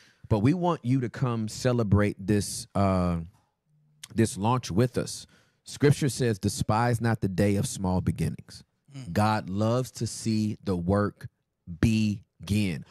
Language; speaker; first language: English; native; English